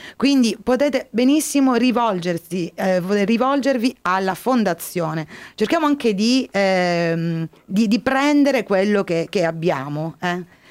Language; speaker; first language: Italian; native; Italian